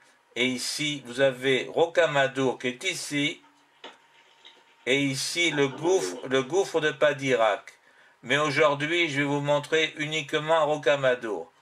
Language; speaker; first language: French; native; French